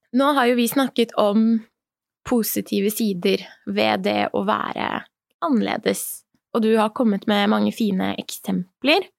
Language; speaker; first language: Norwegian; early bilingual, other home language; Persian